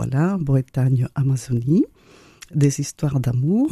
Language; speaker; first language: French; non-native, fluent; Spanish